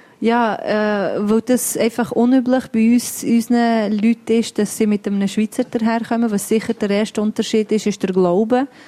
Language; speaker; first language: German; early bilingual, other home language; Albanian